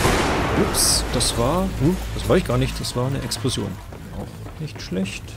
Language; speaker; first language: German; native; German